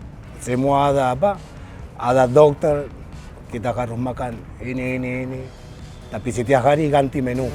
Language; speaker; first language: Indonesian; non-native, learner; Spanish